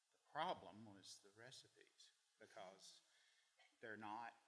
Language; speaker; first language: English; native; English